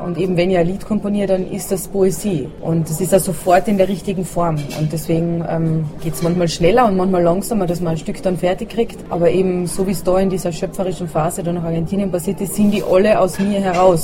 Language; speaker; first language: German; native; German